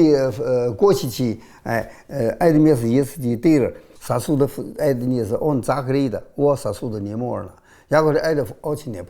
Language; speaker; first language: Russian; non-native, learner; Chinese